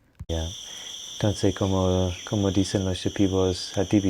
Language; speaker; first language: Spanish; non-native, fluent; English